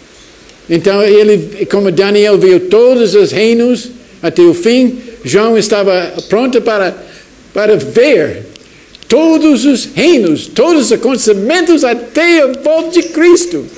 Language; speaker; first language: Portuguese; non-native, fluent; English